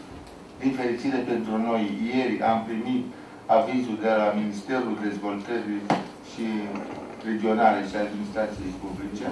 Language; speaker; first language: Romanian; native; Romanian